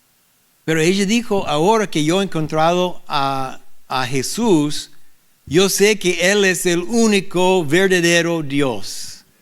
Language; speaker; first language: Spanish; non-native, learner; English